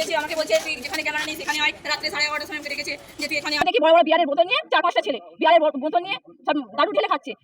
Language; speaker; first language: Bangla; non-native, local second language; Hindi